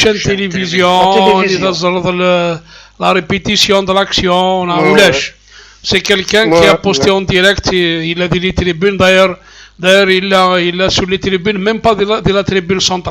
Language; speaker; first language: French; non-native, local second language; Kabyle